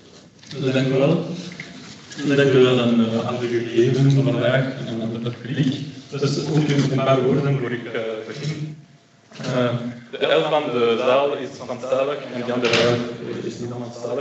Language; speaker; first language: Dutch; non-native, local second language; French